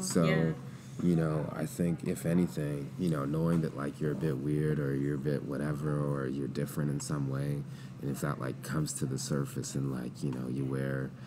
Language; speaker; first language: English; native; English